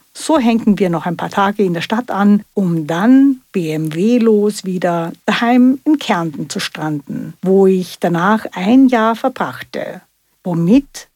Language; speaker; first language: German; native; German